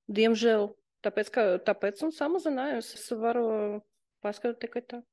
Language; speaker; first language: Latvian; non-native, local second language; Russian